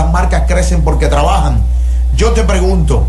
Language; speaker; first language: Spanish; native; Spanish